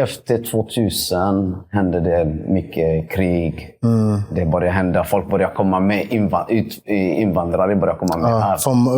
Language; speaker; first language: Swedish; early bilingual, other home language; Somali